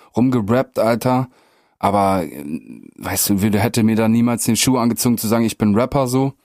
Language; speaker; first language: German; native; German